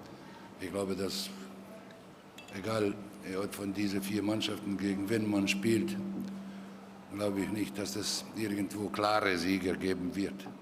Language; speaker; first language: German; non-native, fluent; Croatian